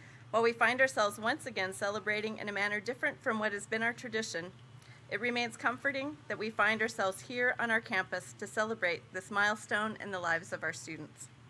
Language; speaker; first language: English; native; English